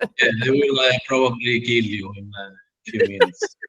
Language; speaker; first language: English; non-native, learner; Italian